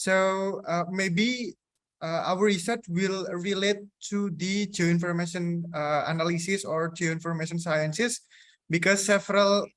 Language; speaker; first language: English; non-native, fluent; Indonesian